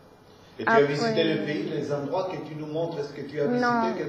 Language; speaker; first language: French; non-native, fluent; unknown